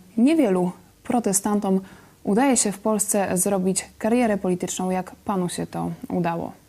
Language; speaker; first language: Polish; native; Polish